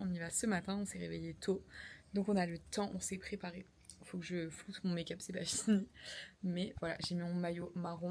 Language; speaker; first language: French; native; French